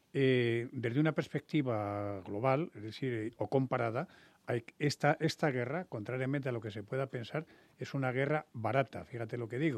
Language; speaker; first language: Spanish; native; Spanish